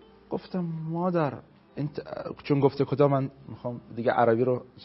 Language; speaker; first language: Persian; non-native, fluent; Arabic